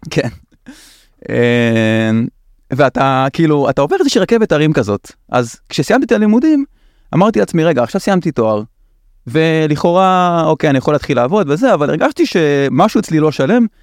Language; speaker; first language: Hebrew; native; Hebrew